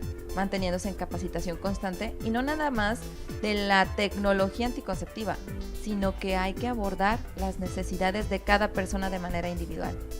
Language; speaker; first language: Spanish; native; Spanish